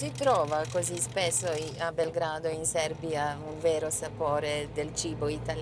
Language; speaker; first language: Italian; non-native, learner; Serbian